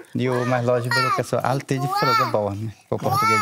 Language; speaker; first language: Swedish; non-native, learner; Portuguese